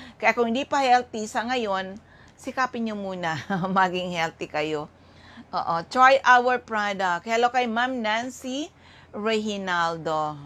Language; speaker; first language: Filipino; non-native, local second language; Bikol